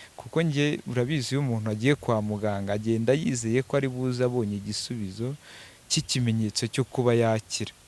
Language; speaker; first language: Kinyarwanda; native; Kinyarwanda